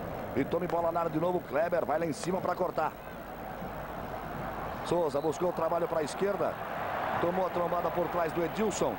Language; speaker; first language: Portuguese; native; Portuguese